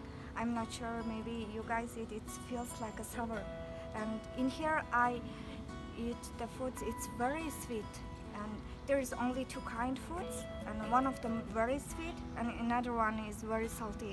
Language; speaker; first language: English; non-native, learner; Mongolian